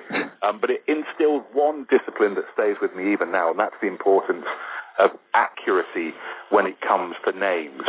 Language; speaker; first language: English; native; English